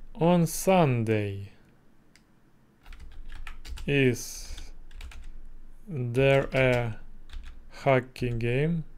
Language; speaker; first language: English; non-native, learner; Russian